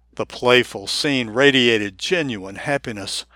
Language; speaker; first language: English; non-native, fluent; Japanese